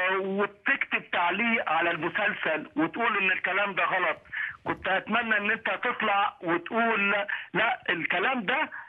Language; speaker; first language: Arabic; native; Arabic